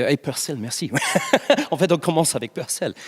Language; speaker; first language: French; non-native, learner; English